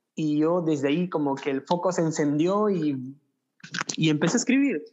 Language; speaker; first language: Spanish; native; Spanish